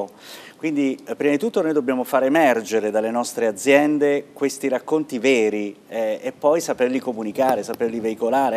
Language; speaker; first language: Italian; native; Italian